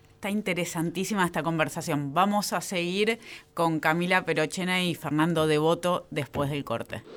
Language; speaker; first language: Spanish; native; Spanish